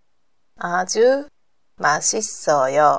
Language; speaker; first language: Korean; non-native, learner; Japanese